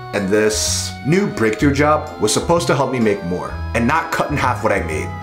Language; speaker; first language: English; native; English